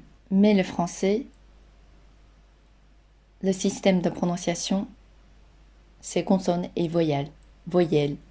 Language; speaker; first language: French; non-native, fluent; Chinese